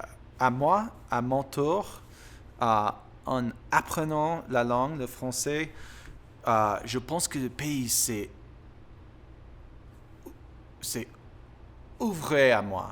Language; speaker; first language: French; non-native, learner; English